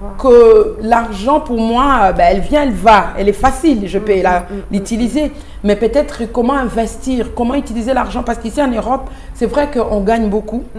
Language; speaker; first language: French; non-native, local second language; Lingala